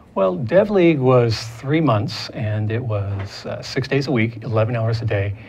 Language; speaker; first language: English; native; English